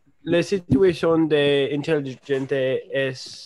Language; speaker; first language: Spanish; non-native, learner; English